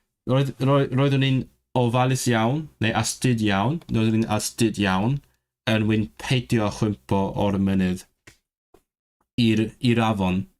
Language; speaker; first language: Welsh; non-native, learner; Cantonese